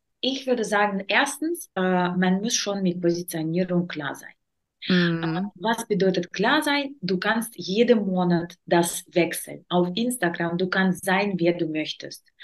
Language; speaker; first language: German; non-native, learner; Russian